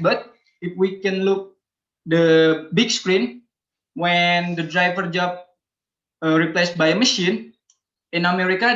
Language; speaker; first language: English; non-native, learner; Indonesian